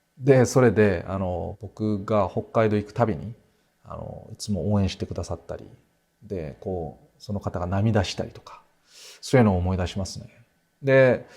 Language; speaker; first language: Japanese; non-native, fluent; Korean